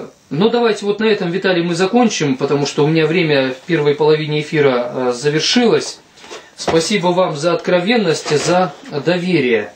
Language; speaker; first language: Russian; native; Russian